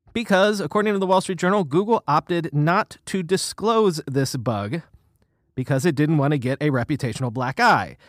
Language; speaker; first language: English; native; English